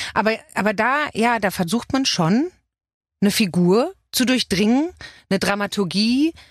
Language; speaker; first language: German; native; German